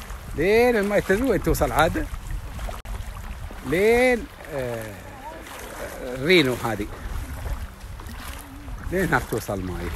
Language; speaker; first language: Arabic; native; Arabic